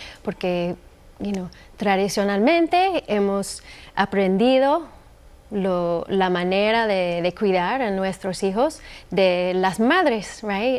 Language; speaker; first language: Spanish; non-native, fluent; English